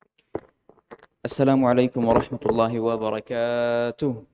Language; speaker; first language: Indonesian; non-native, fluent; Arabic